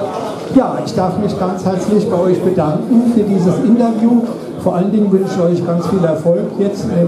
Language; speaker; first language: German; native; German